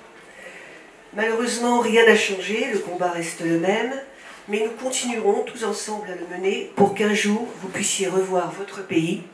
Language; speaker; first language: French; native; French